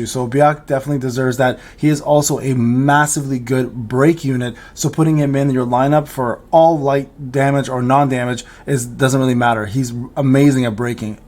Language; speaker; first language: English; native; English